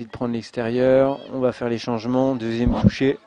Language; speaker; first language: French; native; French